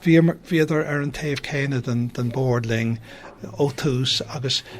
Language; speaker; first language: Irish; non-native, local second language; English